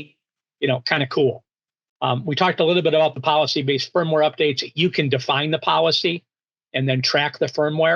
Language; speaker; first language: English; native; English